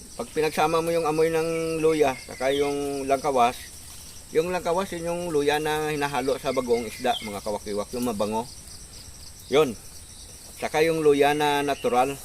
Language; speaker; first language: Filipino; non-native, local second language; Hiligaynon